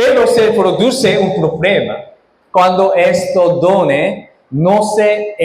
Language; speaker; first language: Spanish; non-native, fluent; Korean